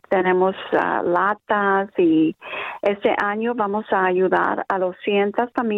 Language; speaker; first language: Spanish; early bilingual, other home language; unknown